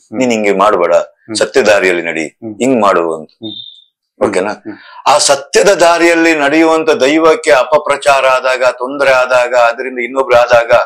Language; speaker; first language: Kannada; non-native, local second language; Tulu